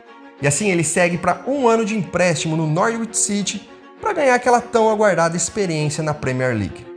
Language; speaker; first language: Portuguese; native; Portuguese